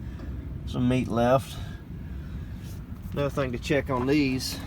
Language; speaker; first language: English; native; English